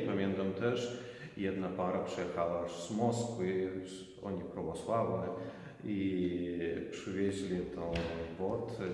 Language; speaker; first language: Polish; non-native, local second language; Lithuanian